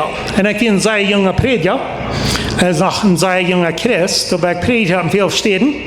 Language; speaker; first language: German; non-native, learner; Plautdietsch